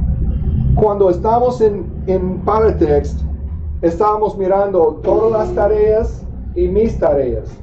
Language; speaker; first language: Spanish; non-native, fluent; English